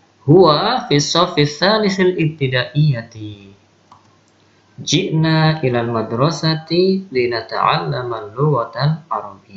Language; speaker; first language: Arabic; non-native, fluent; Indonesian